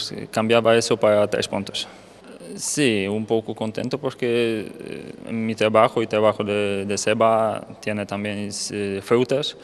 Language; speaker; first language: Spanish; non-native, learner; Polish